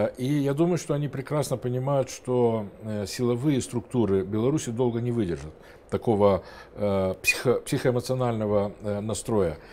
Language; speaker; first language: Russian; non-native, local second language; Romanian